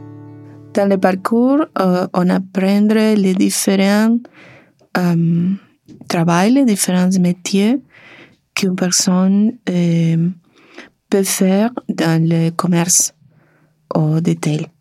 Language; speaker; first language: French; non-native, learner; Spanish